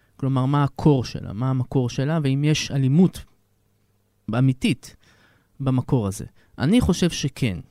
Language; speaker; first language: Hebrew; native; Hebrew